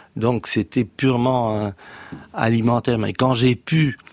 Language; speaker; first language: French; non-native, fluent; Romanian